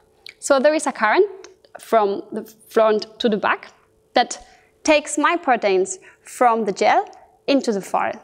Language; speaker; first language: English; non-native, fluent; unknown